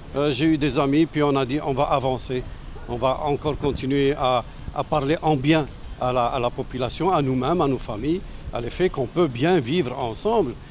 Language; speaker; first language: French; non-native, local second language; Arabic